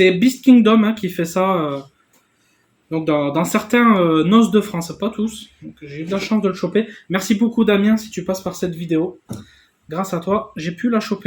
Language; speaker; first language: French; native; French